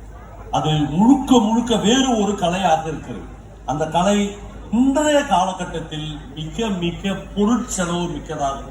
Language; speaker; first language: Tamil; native; Tamil